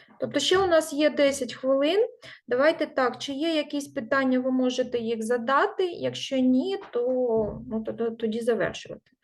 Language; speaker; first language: Ukrainian; non-native, local second language; Russian